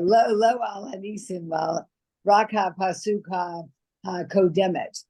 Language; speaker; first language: Hebrew; non-native, learner; English